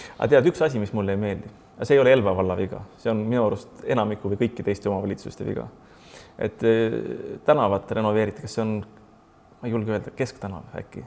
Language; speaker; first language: Estonian; native; Estonian